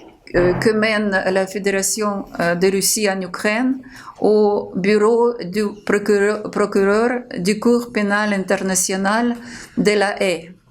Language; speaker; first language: French; non-native, fluent; Ukrainian